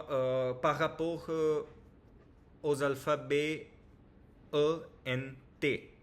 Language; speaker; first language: French; non-native, learner; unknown